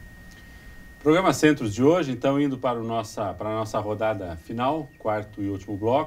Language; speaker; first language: Portuguese; native; Portuguese